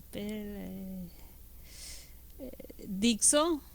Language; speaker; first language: French; non-native, fluent; Spanish